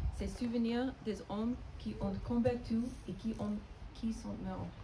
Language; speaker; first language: French; non-native, fluent; English